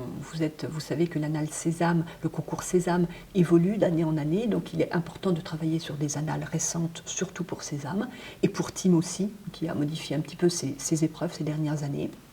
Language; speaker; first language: French; native; French